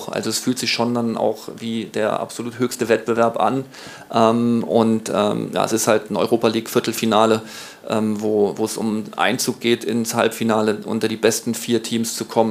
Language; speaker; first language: German; native; German